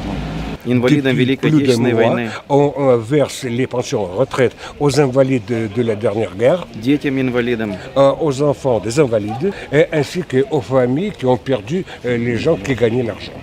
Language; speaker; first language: French; non-native, fluent; Russian